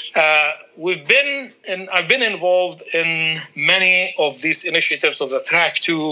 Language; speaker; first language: English; non-native, fluent; Arabic